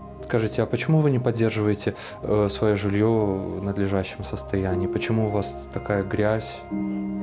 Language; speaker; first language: Russian; native; Russian